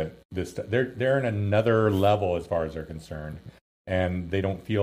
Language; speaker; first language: English; native; English